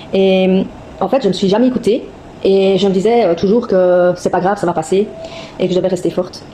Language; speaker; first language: French; native; French